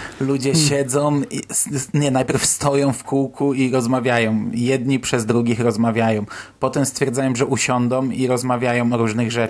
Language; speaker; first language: Polish; native; Polish